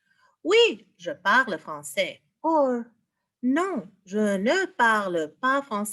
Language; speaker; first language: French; non-native, fluent; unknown